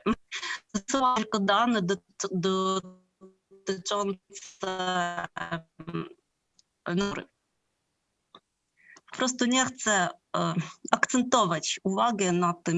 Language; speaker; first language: Polish; non-native, fluent; Ukrainian